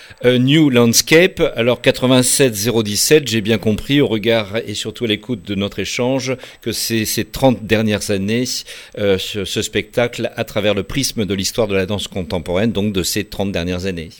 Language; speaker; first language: French; native; French